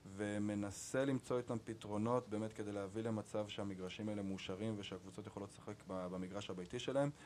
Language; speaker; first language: Hebrew; native; Hebrew